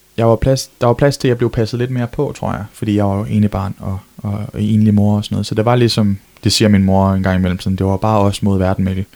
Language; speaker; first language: Danish; native; Danish